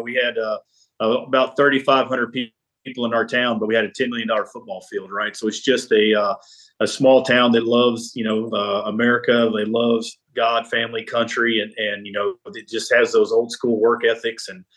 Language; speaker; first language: English; native; English